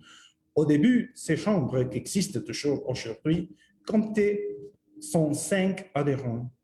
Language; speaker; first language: French; non-native, fluent; Spanish